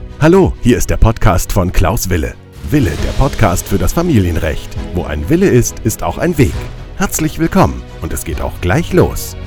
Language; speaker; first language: German; native; German